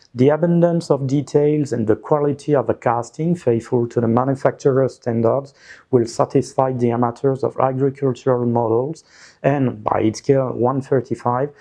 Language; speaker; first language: English; non-native, fluent; French